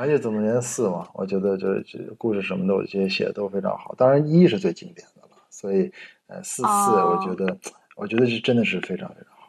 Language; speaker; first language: Chinese; native; Chinese